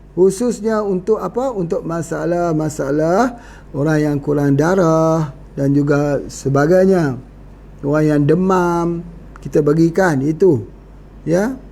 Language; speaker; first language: Malay; native; Malay